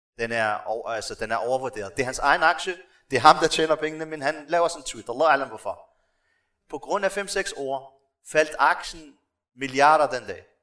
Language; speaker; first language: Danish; non-native, local second language; Arabic